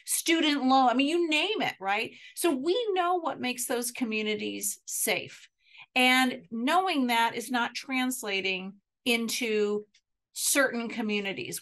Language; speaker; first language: English; native; English